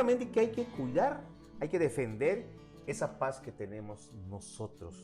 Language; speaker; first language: Spanish; native; Spanish